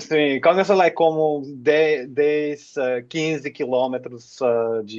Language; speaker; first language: Portuguese; non-native, fluent; Finnish